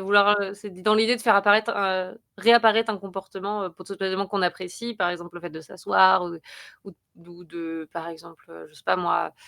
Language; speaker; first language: French; native; French